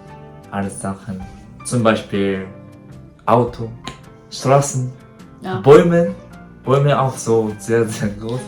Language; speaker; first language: German; non-native, learner; Japanese